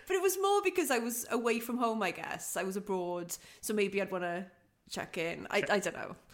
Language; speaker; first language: English; native; English